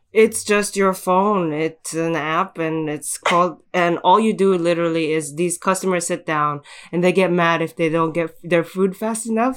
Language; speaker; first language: English; early bilingual, other home language; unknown